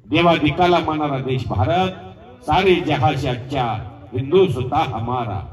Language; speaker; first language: Hindi; non-native, local second language; Marathi